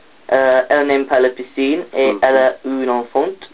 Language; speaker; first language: French; non-native, learner; English